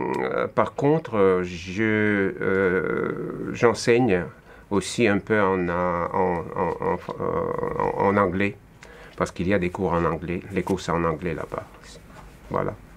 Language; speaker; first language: French; non-native, fluent; Russian